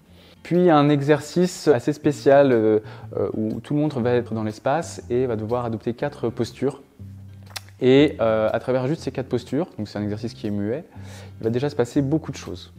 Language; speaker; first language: French; native; French